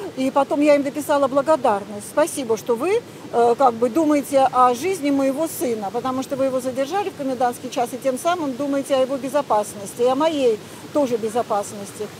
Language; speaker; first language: Russian; native; Russian